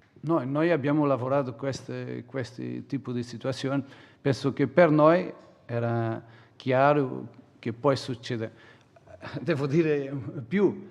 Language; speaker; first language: Italian; non-native, fluent; Portuguese